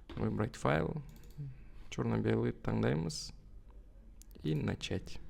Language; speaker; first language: Russian; non-native, local second language; Kazakh